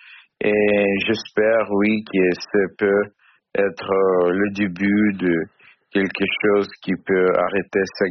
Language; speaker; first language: French; non-native, learner; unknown